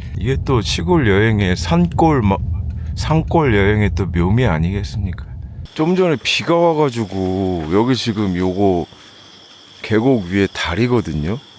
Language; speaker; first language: Korean; native; Korean